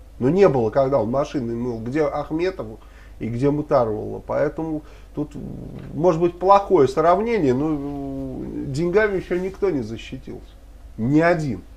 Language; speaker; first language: Russian; native; Russian